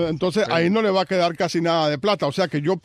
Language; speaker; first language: Spanish; native; Spanish